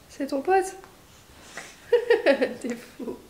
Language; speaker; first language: French; native; French